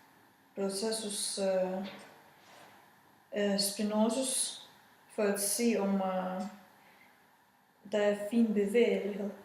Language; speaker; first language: Danish; non-native, fluent; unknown